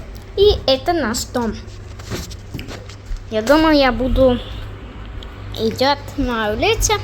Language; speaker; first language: Russian; non-native, learner; English